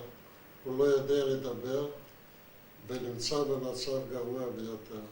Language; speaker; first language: Hebrew; non-native, fluent; Yiddish